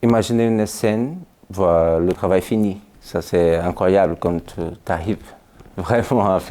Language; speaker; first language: French; non-native, fluent; Portuguese